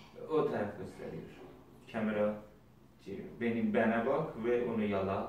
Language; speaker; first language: Turkish; non-native, learner; Azerbaijani